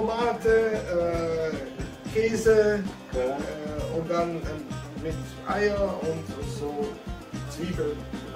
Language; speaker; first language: German; non-native, local second language; Turkish